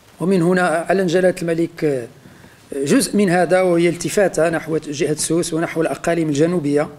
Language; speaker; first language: Arabic; native; Arabic